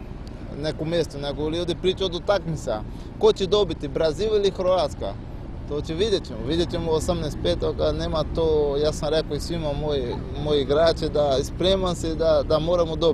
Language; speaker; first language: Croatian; non-native, learner; Portuguese